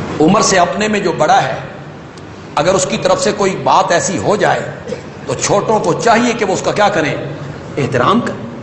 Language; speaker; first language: Urdu; non-native, local second language; Punjabi